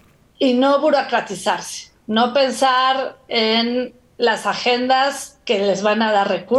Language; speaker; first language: Spanish; native; Spanish